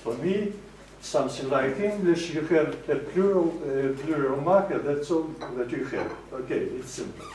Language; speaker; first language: English; non-native, fluent; Russian